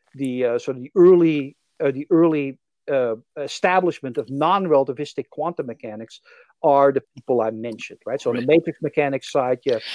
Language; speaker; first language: English; non-native, fluent; Dutch